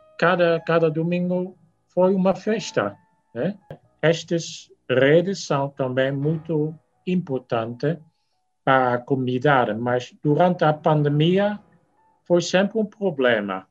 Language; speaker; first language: Portuguese; non-native, fluent; Dutch